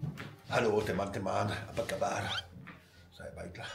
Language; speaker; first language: Indonesian; non-native, learner; French